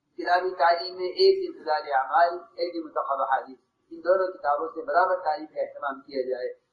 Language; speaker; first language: Urdu; native; Urdu